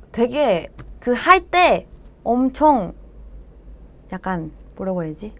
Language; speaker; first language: Korean; non-native, fluent; Thai